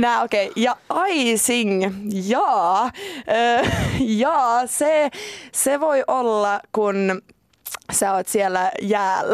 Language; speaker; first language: Finnish; non-native, learner; Swedish